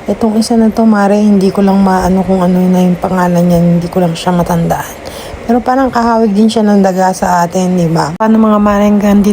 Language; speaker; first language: Filipino; native; Filipino